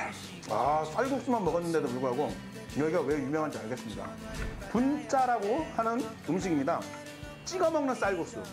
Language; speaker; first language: Korean; native; Korean